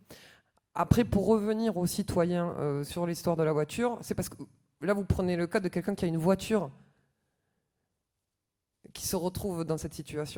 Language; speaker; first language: French; native; French